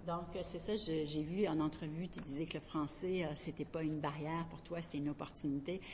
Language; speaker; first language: French; native; French